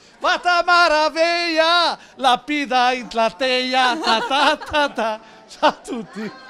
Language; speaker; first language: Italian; native; Italian